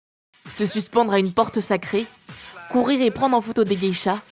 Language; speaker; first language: French; native; French